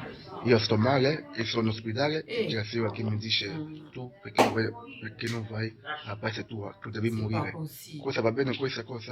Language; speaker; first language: Italian; non-native, learner; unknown